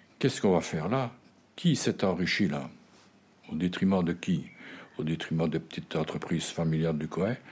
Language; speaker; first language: French; native; French